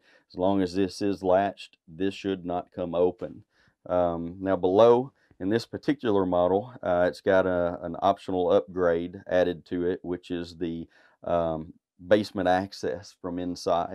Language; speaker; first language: English; native; English